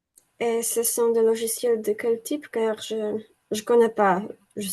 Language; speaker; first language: French; non-native, fluent; Polish